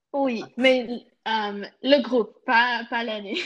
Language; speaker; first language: French; non-native, local second language; English